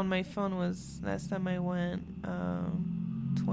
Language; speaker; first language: English; non-native, fluent; French